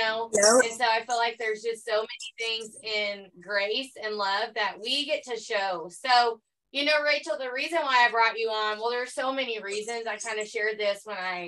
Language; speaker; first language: English; native; English